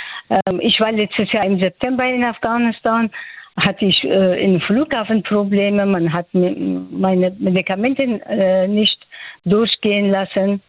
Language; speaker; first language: German; non-native, fluent; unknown